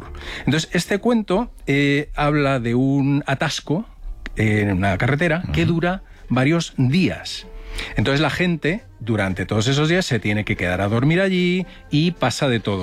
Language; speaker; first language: Spanish; native; Spanish